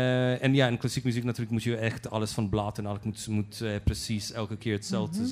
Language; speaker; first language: Dutch; non-native, fluent; Polish